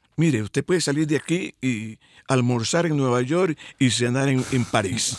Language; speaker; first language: Spanish; native; Spanish